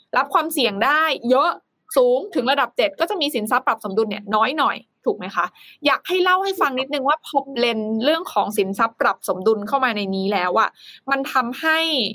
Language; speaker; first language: Thai; native; Thai